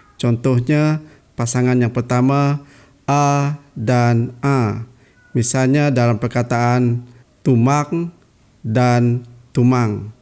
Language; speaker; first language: Malay; non-native, local second language; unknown